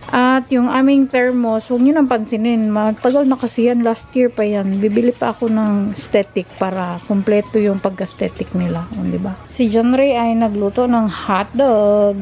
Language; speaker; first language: Filipino; non-native, local second language; Cebuano